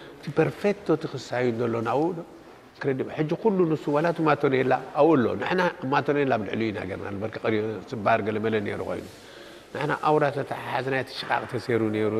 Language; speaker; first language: Tigrinya; non-native, local second language; Italian